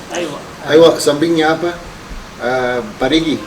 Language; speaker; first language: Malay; non-native, learner; Arabic